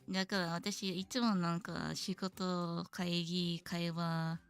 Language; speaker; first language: Japanese; non-native, learner; English